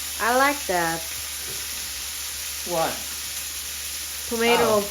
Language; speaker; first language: English; non-native, learner; Korean